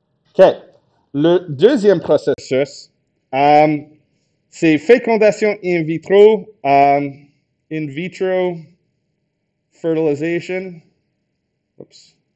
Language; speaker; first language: French; non-native, fluent; English